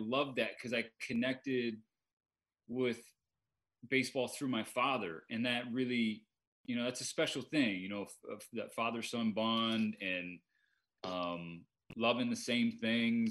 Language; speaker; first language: English; native; English